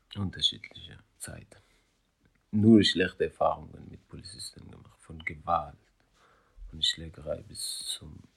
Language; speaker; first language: German; non-native, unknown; Persian